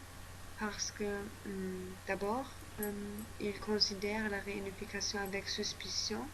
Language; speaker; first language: French; non-native, learner; German